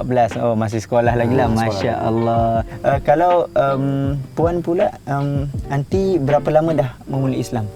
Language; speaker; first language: Malay; native; Malay